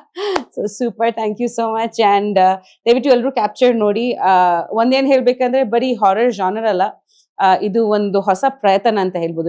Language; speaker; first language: Kannada; non-native, fluent; Bangla